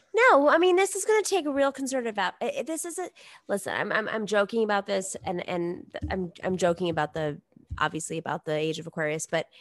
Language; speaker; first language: English; native; English